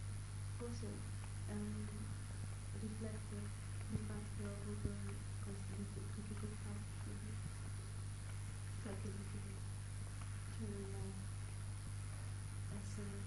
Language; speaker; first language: Italian; early bilingual, heritage; Italian